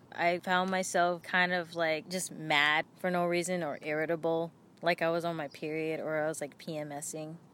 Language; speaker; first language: English; native; English